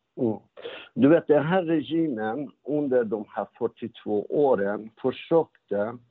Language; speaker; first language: Swedish; non-native, fluent; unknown